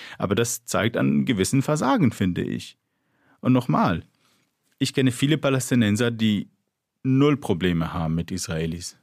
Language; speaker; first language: German; non-native, fluent; Arabic